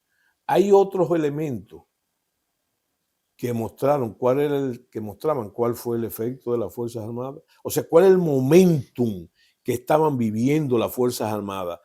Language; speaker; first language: Spanish; native; Spanish